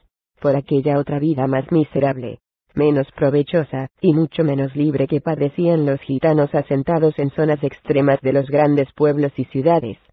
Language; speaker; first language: Spanish; native; Spanish